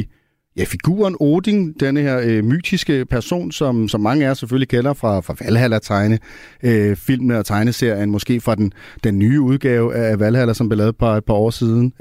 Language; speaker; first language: Danish; native; Danish